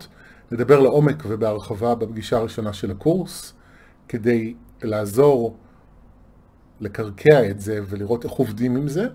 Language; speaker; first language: Hebrew; native; Hebrew